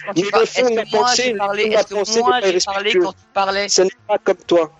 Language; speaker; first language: French; native; French